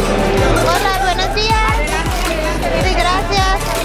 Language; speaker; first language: Spanish; non-native, learner; English